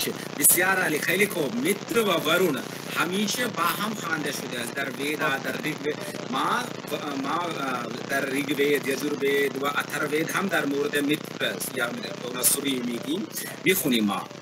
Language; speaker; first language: Persian; non-native, learner; Hindi